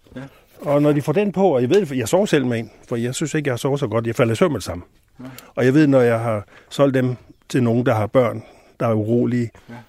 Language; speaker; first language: Danish; native; Danish